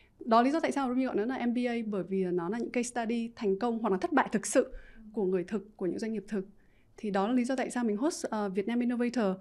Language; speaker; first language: Vietnamese; native; Vietnamese